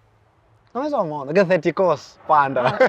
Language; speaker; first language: Greek; non-native, fluent; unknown